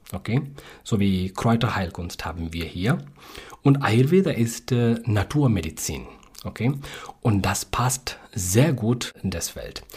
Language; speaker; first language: German; non-native, learner; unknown